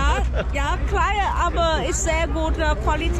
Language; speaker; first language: German; non-native, learner; Vietnamese